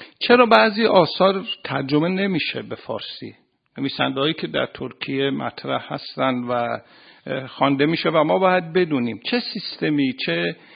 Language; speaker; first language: Persian; native; Persian